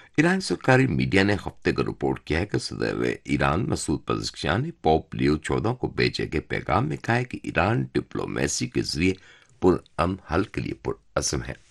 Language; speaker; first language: Urdu; non-native, fluent; Turkish